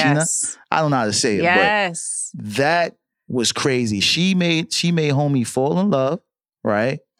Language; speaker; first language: English; native; English